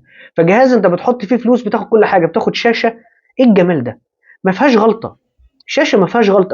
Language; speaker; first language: Arabic; native; Arabic